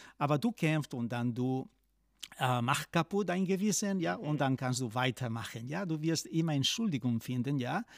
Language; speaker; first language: German; non-native, fluent; Spanish